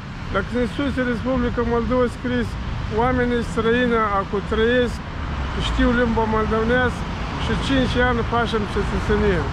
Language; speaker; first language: Romanian; non-native, learner; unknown